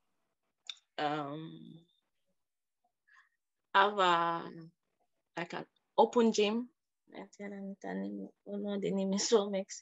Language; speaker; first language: Finnish; non-native, learner; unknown